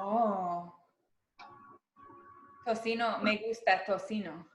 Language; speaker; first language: Spanish; non-native, fluent; English